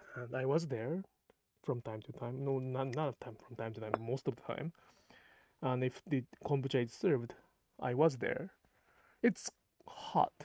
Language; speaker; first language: English; non-native, fluent; Japanese